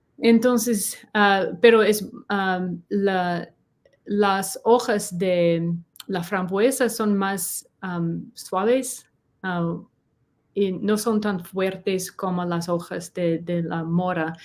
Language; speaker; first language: Spanish; non-native, learner; English